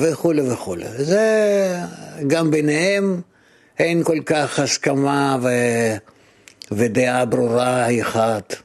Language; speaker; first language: Hebrew; non-native, fluent; Russian